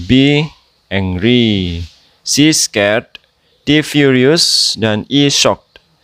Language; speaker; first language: English; non-native, fluent; Indonesian